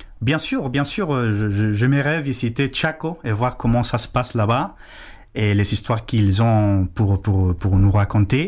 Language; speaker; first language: French; non-native, fluent; Spanish